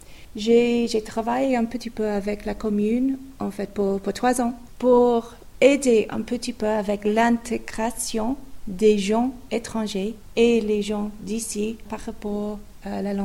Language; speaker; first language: French; non-native, fluent; English